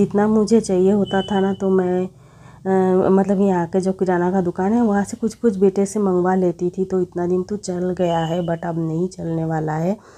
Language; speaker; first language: Hindi; non-native, local second language; Bangla